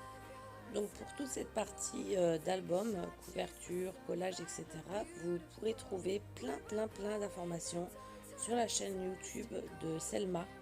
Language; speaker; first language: French; native; French